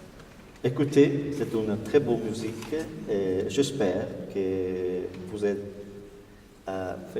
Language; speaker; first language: French; non-native, learner; Italian